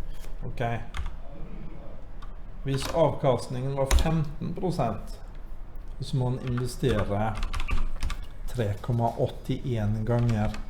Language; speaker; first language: Norwegian; native; Norwegian